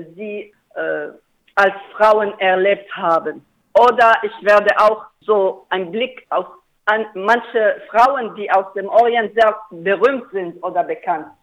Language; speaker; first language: German; non-native, learner; Arabic